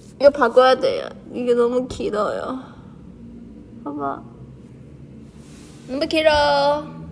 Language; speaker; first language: Korean; non-native, fluent; Chinese